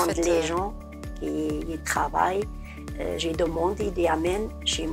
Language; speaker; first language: French; non-native, learner; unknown